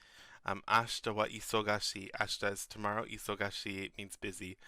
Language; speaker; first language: Japanese; non-native, learner; English